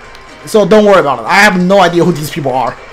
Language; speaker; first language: English; native; English